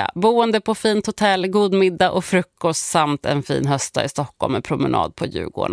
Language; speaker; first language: Swedish; native; Swedish